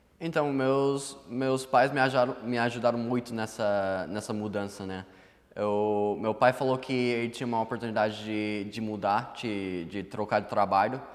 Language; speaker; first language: Portuguese; non-native, fluent; English